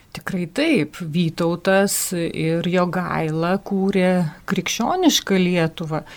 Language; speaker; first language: Lithuanian; native; Lithuanian